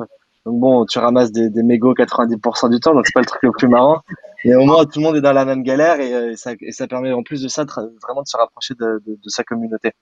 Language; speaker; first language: French; native; French